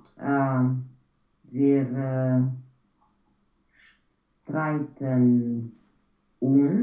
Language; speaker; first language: German; non-native, fluent; Romanian